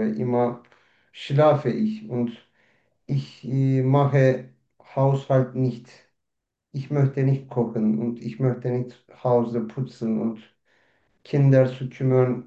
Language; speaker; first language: German; non-native, learner; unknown